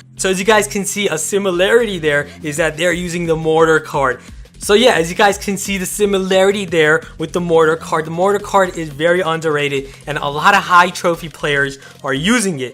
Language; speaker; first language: English; native; English